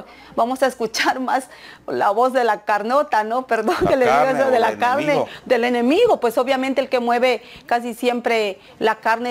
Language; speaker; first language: Spanish; native; Spanish